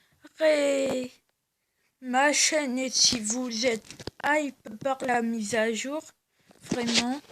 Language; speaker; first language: French; native; French